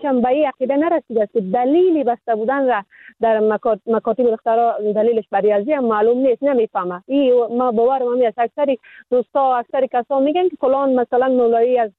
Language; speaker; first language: Persian; native; Persian